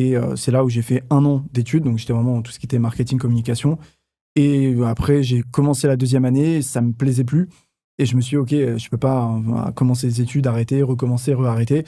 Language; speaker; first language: French; native; French